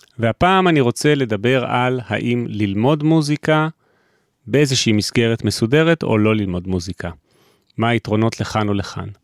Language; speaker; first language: Hebrew; native; Hebrew